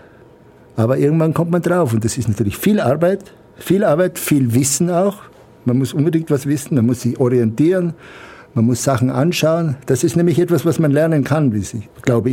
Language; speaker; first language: German; native; German